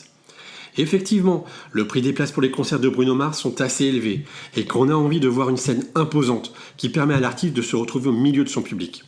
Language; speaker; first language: French; native; French